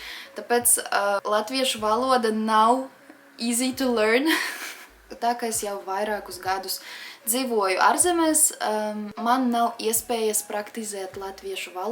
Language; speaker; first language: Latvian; non-native, local second language; Russian